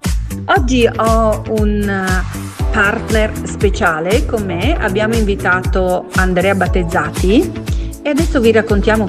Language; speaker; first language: Italian; native; Italian